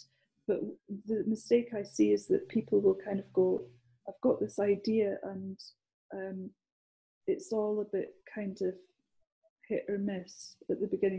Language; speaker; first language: English; native; English